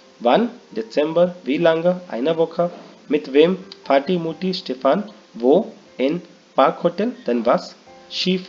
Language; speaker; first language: German; non-native, learner; Hindi